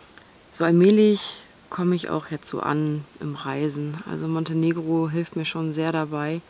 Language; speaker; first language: German; native; German